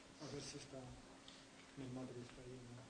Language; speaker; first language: Spanish; non-native, learner; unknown